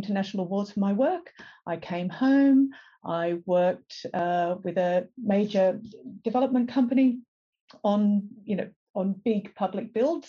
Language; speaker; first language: English; native; English